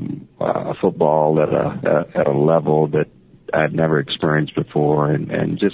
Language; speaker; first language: English; native; English